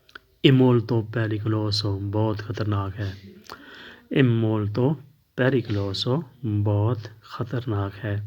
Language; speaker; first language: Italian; non-native, learner; Urdu